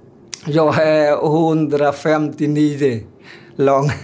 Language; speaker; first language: Swedish; non-native, learner; Vietnamese